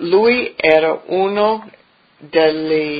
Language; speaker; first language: Italian; early bilingual, heritage; English